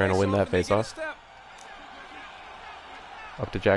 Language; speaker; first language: English; native; English